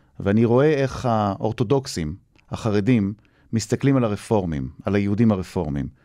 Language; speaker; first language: Hebrew; native; Hebrew